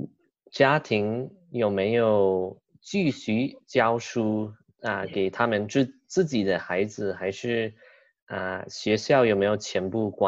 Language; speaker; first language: Chinese; non-native, fluent; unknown